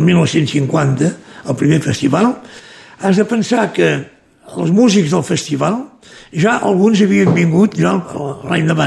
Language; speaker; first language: Catalan; native; Catalan